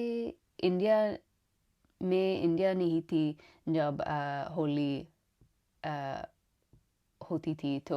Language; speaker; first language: Hindi; non-native, learner; English